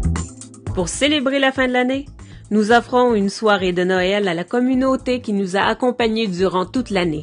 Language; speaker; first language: French; native; French